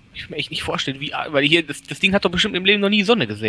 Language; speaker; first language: German; native; German